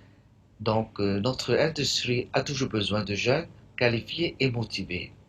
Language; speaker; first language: French; non-native, fluent; English